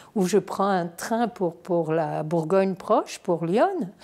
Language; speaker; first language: French; non-native, fluent; Turkish